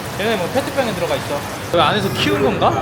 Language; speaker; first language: Korean; native; Korean